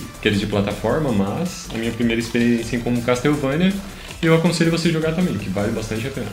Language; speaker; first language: Portuguese; native; Portuguese